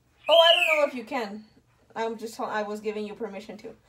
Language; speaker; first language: English; early bilingual, other home language; Spanish